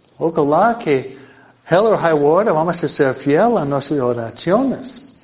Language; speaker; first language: Spanish; non-native, fluent; English